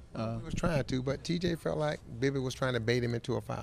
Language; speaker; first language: English; native; English